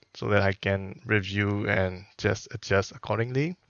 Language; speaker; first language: English; non-native, fluent; Burmese